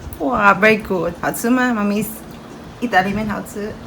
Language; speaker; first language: Chinese; non-native, learner; Filipino